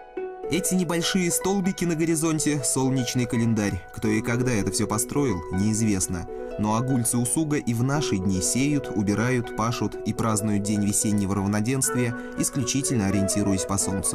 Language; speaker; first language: Russian; native; Russian